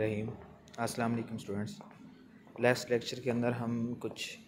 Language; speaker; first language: Hindi; non-native, local second language; Punjabi